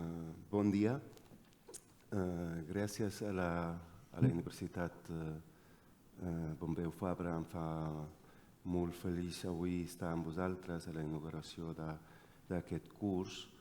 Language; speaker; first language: Catalan; non-native, fluent; Arabic